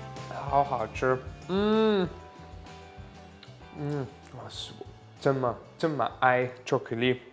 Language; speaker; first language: Chinese; non-native, learner; English